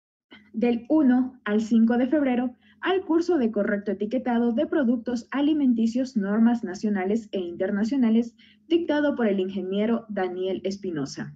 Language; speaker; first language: Spanish; native; Spanish